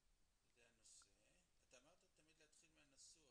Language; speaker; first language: Hebrew; native; Hebrew